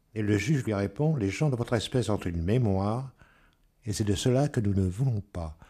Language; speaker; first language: French; native; French